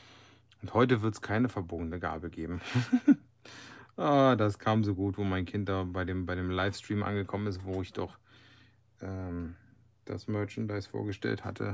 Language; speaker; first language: German; native; German